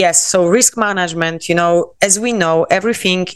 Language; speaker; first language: English; non-native, fluent; Polish